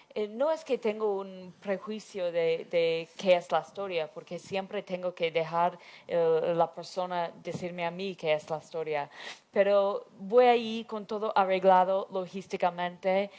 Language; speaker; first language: Spanish; non-native, fluent; English